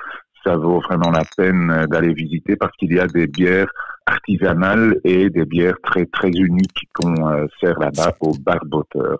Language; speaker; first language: French; non-native, local second language; Dutch